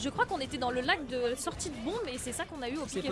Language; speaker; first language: French; native; French